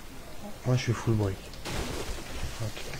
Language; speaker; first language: French; native; French